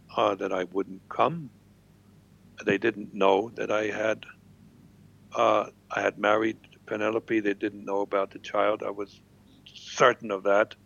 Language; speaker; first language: English; non-native, fluent; German